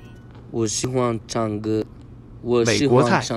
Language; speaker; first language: Chinese; non-native, learner; English